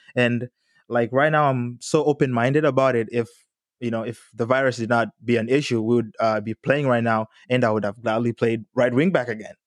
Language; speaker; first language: English; non-native, local second language; Swahili